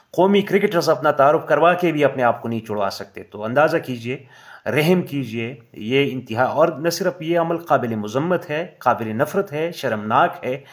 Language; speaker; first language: Urdu; non-native, local second language; Pashto